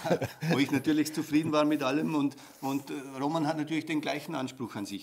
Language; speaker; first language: German; native; German